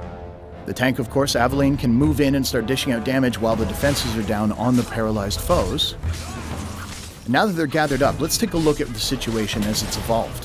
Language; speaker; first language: English; native; English